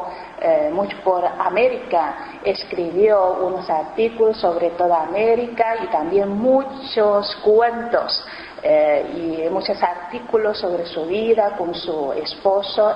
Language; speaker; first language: Spanish; non-native, learner; Chinese